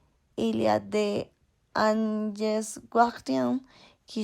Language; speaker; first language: French; non-native, learner; Spanish